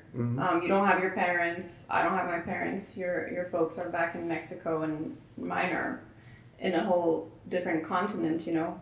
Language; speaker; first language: English; non-native, fluent; Portuguese